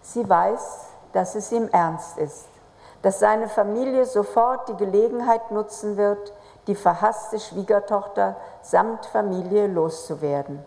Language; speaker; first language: German; native; German